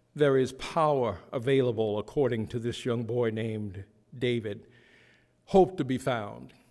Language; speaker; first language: English; native; English